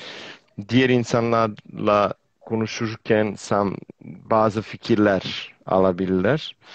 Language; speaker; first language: Turkish; non-native, fluent; Serbian